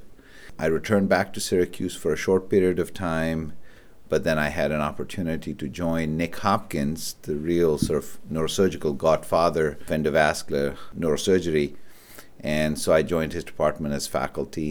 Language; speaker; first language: English; non-native, local second language; Urdu